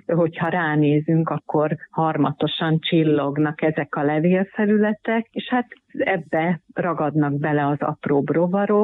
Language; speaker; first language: Hungarian; native; Hungarian